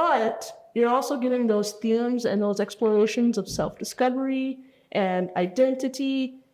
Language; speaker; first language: English; native; English